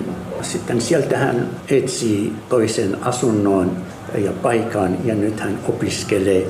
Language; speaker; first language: Finnish; non-native, learner; Arabic